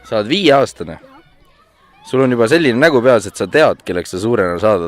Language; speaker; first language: Estonian; native; Estonian